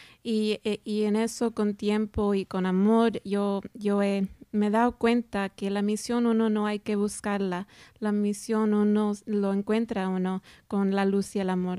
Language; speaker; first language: Spanish; non-native, fluent; English